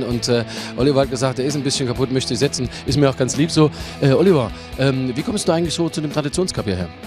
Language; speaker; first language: German; native; German